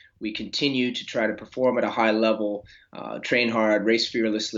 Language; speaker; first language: English; native; English